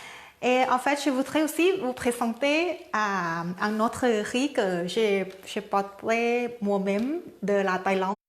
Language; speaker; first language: French; non-native, learner; Thai